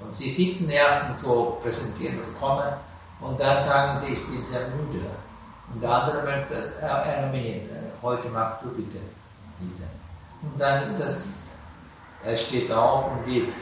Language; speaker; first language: German; non-native, learner; Sinhala